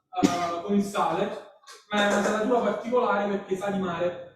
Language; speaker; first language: Italian; native; Italian